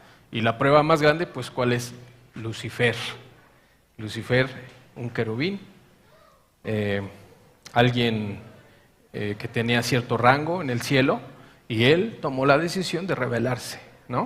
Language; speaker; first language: Spanish; native; Spanish